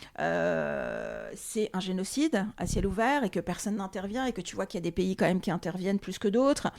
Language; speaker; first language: French; early bilingual, other home language; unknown